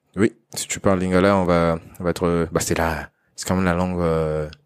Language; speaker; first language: French; non-native, local second language; Lingala